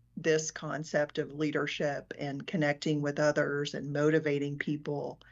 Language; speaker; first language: English; native; English